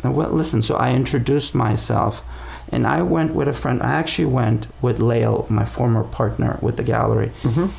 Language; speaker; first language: English; non-native, fluent; Spanish